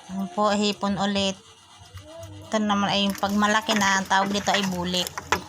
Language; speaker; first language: Filipino; non-native, local second language; Bikol